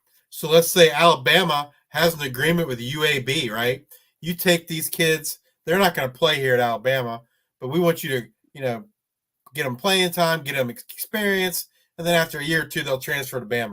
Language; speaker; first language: English; native; English